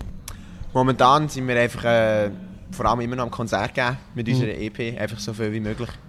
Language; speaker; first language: German; native; German